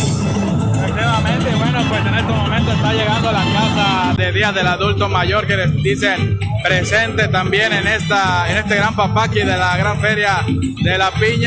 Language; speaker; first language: Spanish; native; Spanish